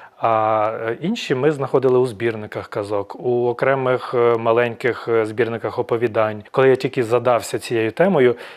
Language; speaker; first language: Ukrainian; native; Ukrainian